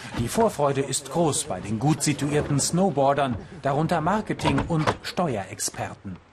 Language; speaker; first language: German; native; German